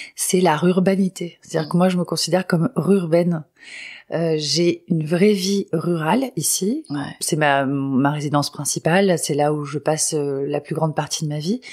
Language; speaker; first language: French; non-native, local second language; Arabic